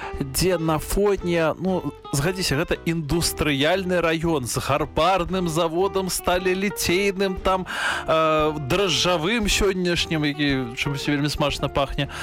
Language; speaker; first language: Belarusian; native; Belarusian